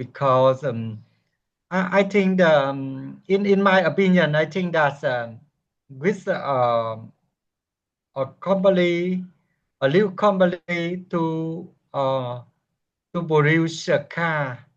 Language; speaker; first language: English; non-native, learner; Vietnamese